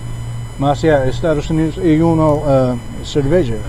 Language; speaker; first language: Portuguese; non-native, learner; English